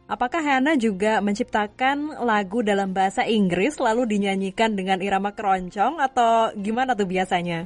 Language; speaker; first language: Indonesian; native; Indonesian